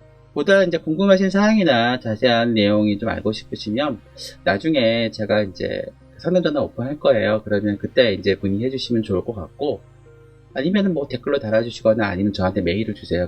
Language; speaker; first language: Korean; native; Korean